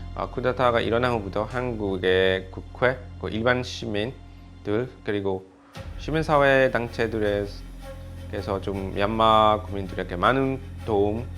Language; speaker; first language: Korean; non-native, fluent; Burmese